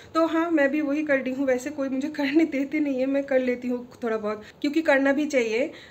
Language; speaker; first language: Hindi; non-native, local second language; Bangla